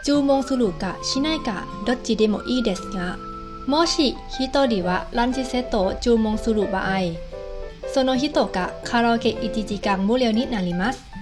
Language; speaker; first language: Japanese; non-native, fluent; Thai